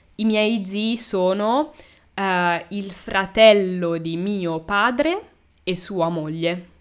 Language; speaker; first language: Italian; native; Italian